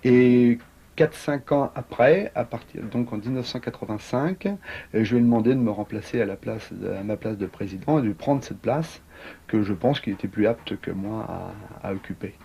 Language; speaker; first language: French; native; French